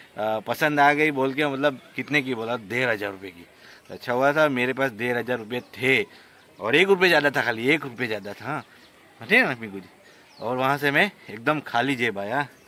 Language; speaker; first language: Hindi; non-native, local second language; Gujarati